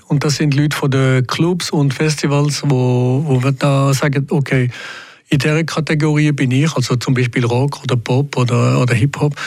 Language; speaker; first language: German; non-native, local second language; French